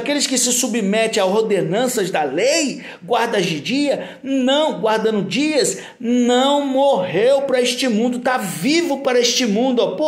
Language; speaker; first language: Portuguese; native; Portuguese